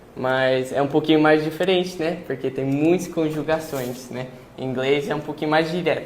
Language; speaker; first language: Portuguese; early bilingual, heritage; English